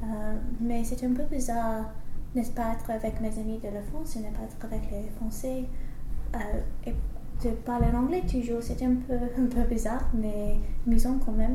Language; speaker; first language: French; non-native, learner; English